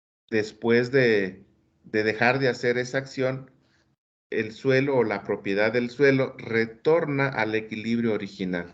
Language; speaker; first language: Spanish; native; Spanish